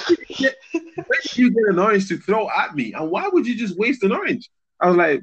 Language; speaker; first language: English; non-native, fluent; Spanish